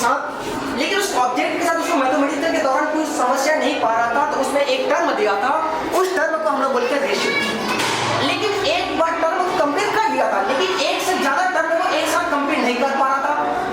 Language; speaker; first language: Hindi; native; Hindi